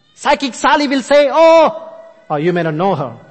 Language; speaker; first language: English; non-native, local second language; Malayalam